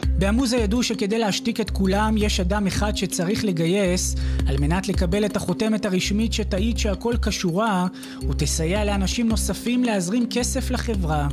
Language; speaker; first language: Hebrew; native; Hebrew